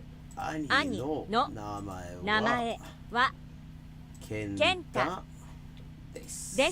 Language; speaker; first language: Japanese; non-native, learner; English